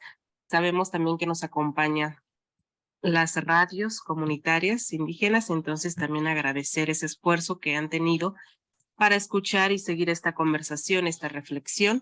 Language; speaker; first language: Spanish; native; Spanish